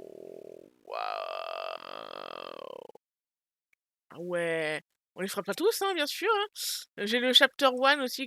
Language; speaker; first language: French; native; French